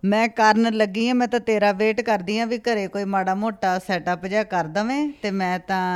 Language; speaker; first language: Punjabi; native; Punjabi